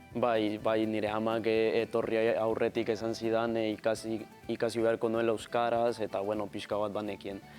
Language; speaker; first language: Basque; non-native, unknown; Spanish